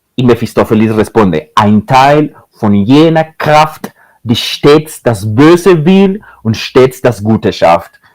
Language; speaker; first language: German; non-native, fluent; Spanish